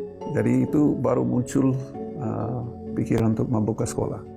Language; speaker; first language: Indonesian; non-native, fluent; English